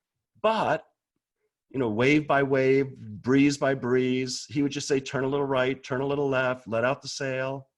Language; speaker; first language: English; native; English